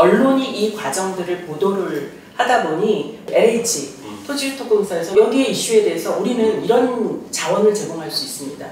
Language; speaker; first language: Korean; native; Korean